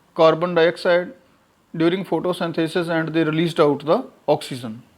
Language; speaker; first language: English; non-native, local second language; Punjabi